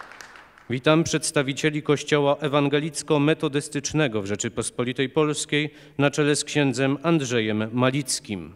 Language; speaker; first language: Polish; native; Polish